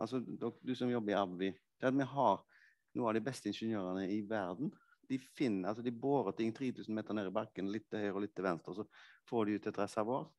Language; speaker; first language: Norwegian; native; Norwegian